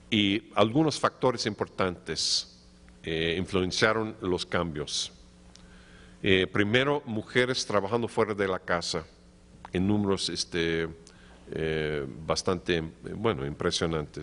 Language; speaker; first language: Spanish; non-native, fluent; English